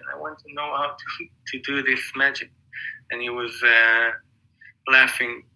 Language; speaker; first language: English; non-native, fluent; Hebrew